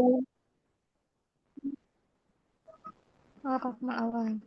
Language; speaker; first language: Arabic; non-native, learner; Indonesian